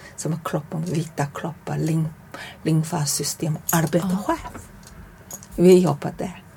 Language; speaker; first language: Swedish; non-native, learner; Chinese